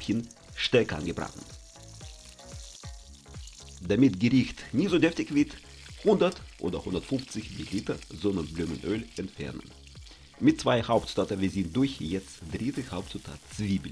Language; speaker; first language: German; non-native, learner; Russian